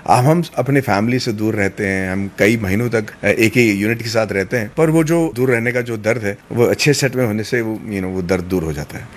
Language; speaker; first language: Hindi; non-native, local second language; Tamil